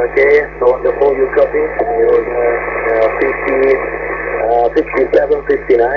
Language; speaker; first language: English; non-native, learner; Spanish